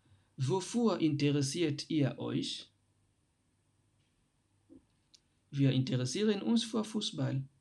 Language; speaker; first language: German; non-native, fluent; French